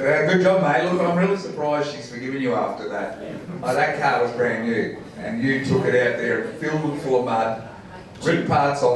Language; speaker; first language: English; native; English